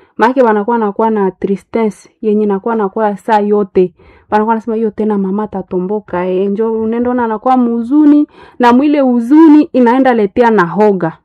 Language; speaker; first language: Swahili; non-native, local second language; Nande